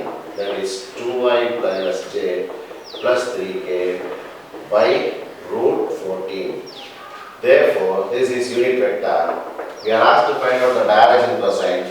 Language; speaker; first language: English; non-native, local second language; Tamil